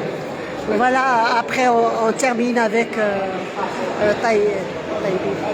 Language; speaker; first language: French; non-native, local second language; Arabic